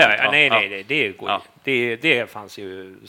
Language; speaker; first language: Swedish; native; Swedish